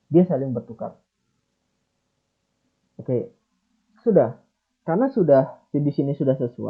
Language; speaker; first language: Indonesian; native; Indonesian